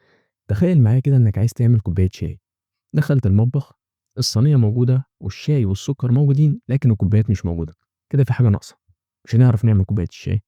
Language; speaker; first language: Arabic; native; Arabic